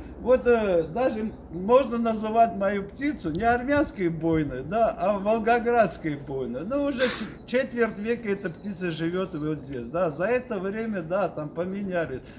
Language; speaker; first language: Russian; non-native, local second language; Armenian